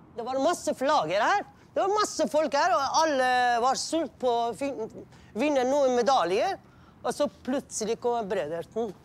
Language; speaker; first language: Norwegian; non-native, fluent; Persian